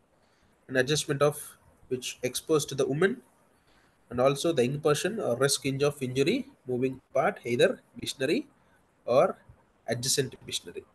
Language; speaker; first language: English; non-native, local second language; Telugu